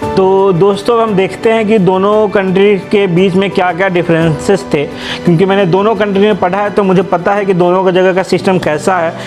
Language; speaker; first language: Hindi; native; Hindi